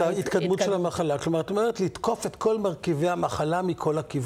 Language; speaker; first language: Hebrew; native; Hebrew